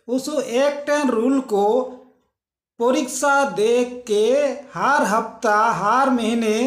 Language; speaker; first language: Hindi; non-native, local second language; Santali